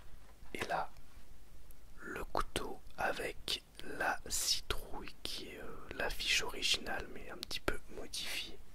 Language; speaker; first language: French; native; French